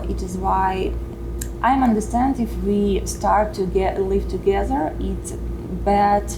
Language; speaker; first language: English; non-native, learner; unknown